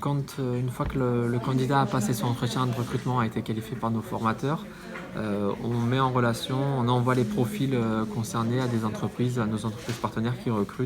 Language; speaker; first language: French; native; French